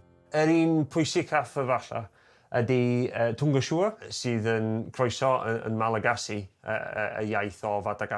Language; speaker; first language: Welsh; non-native, local second language; English